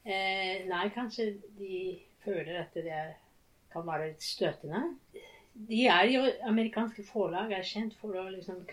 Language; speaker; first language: Norwegian; non-native, fluent; Japanese